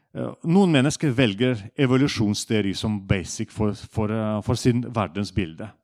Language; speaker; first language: Norwegian; non-native, fluent; Russian